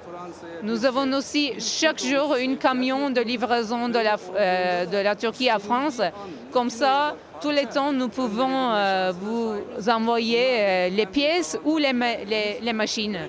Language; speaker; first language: French; non-native, learner; Turkish